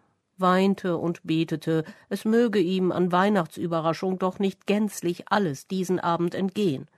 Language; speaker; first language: German; native; German